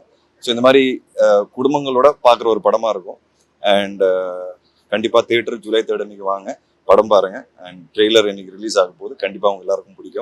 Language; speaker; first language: Tamil; native; Tamil